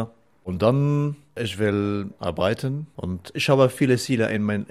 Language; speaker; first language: German; non-native, learner; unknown